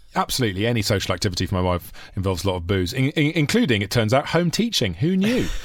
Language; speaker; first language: English; native; English